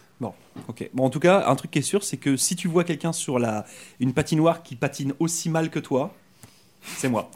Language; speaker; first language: French; native; French